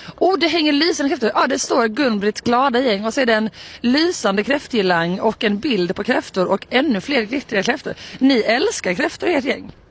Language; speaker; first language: Swedish; native; Swedish